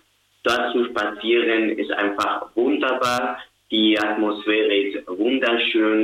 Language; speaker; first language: German; non-native, learner; Spanish